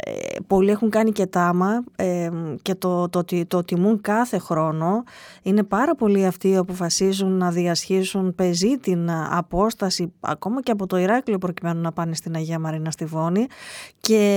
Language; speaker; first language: Greek; native; Greek